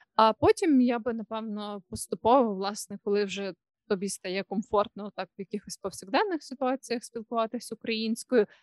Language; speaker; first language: Ukrainian; non-native, local second language; Russian